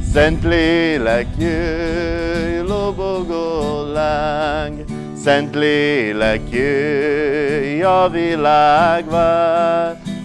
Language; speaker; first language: Hungarian; non-native, fluent; Portuguese